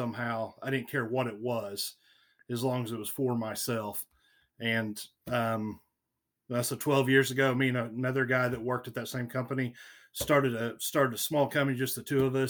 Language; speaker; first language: English; native; English